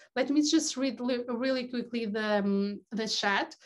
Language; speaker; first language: English; non-native, fluent; Portuguese